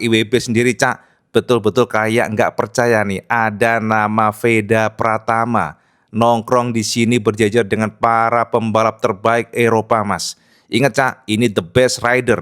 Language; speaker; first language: Indonesian; native; Indonesian